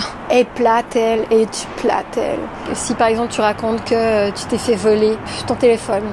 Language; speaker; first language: French; native; French